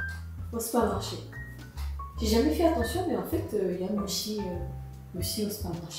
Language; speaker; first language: French; non-native, fluent; Japanese